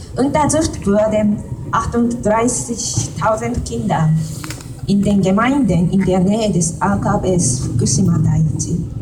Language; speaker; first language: German; non-native, fluent; Japanese